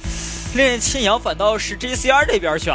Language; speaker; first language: Chinese; native; Chinese